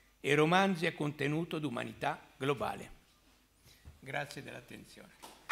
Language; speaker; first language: Italian; native; Italian